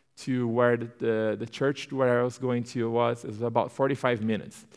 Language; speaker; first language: English; non-native, fluent; Portuguese